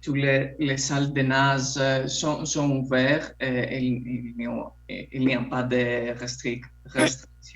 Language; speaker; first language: French; non-native, fluent; Polish